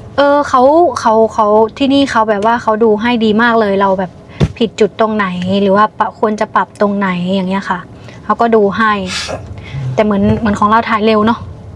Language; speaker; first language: Thai; non-native, fluent; Lao